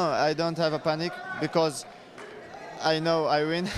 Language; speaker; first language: English; non-native, learner; Turkish